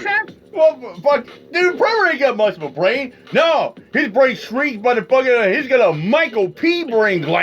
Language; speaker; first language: English; native; English